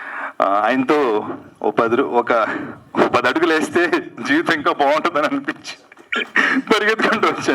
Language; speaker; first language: Telugu; native; Telugu